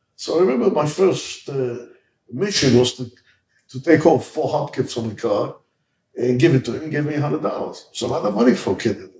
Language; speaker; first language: English; early bilingual, other home language; Hebrew